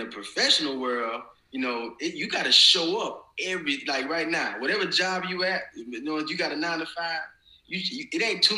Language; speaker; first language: English; native; English